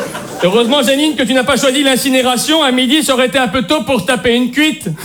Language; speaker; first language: French; native; French